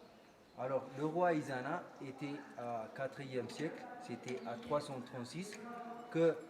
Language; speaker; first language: French; non-native, fluent; Amharic